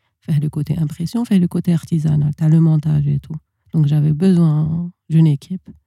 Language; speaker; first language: French; non-native, local second language; Arabic